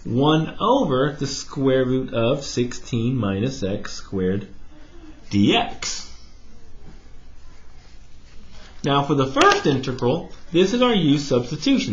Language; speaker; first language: English; native; English